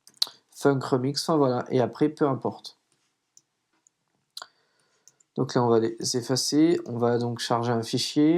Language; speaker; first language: French; native; French